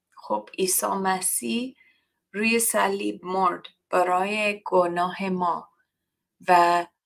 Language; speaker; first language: Persian; non-native, learner; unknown